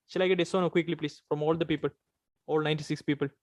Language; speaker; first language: English; non-native, local second language; Tamil